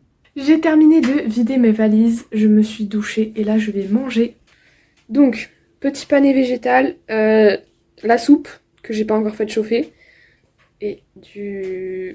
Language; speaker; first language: French; native; French